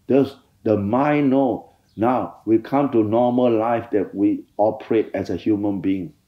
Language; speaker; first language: English; non-native, fluent; Thai